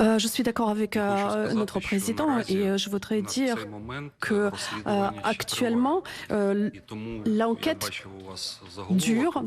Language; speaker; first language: French; non-native, fluent; Ukrainian